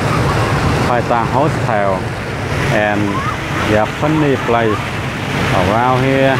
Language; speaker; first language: English; non-native, learner; Vietnamese